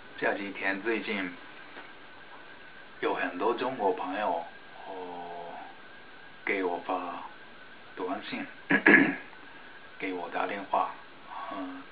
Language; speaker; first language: Chinese; non-native, fluent; Japanese